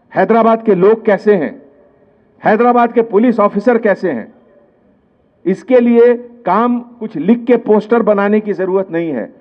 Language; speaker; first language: Hindi; non-native, local second language; Telugu